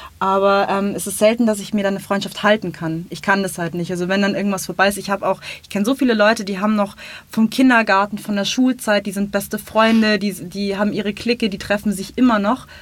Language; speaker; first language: German; native; German